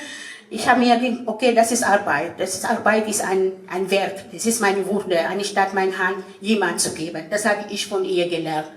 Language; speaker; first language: German; non-native, fluent; Arabic